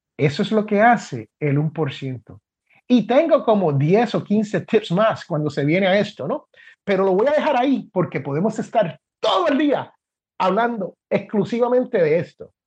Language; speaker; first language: Spanish; native; Spanish